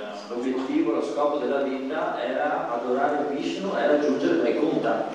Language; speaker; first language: Italian; native; Italian